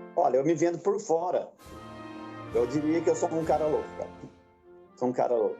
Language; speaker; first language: Portuguese; native; Portuguese